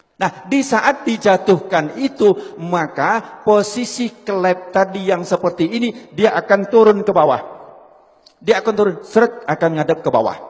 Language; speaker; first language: Indonesian; non-native, local second language; Javanese